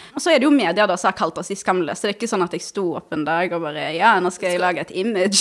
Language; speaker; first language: Norwegian; early bilingual, other home language; Arabic